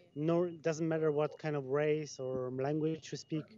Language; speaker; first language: English; non-native, fluent; Italian